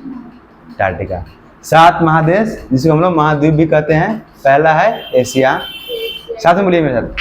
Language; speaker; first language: Hindi; native; Hindi